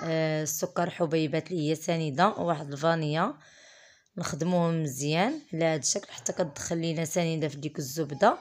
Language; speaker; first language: Arabic; native; Arabic